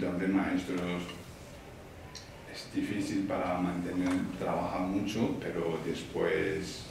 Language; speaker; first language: Spanish; non-native, learner; Tibetan